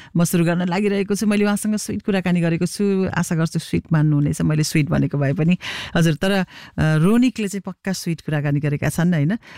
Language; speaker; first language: Nepali; native; Nepali